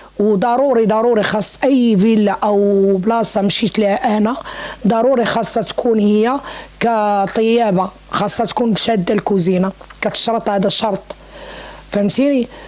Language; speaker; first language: Arabic; native; Arabic